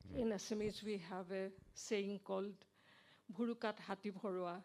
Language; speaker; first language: English; non-native, local second language; Assamese